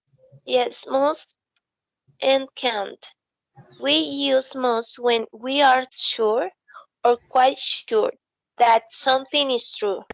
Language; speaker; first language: English; non-native, learner; Spanish